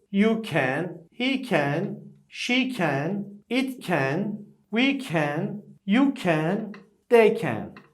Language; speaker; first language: English; non-native, fluent; Turkish